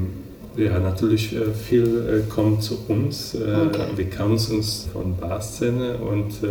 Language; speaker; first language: German; non-native, fluent; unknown